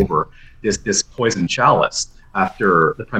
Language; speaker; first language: English; native; English